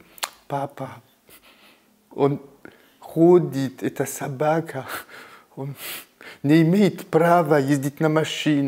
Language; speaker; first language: Russian; non-native, fluent; French